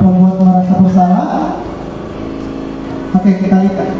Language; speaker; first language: Indonesian; native; Indonesian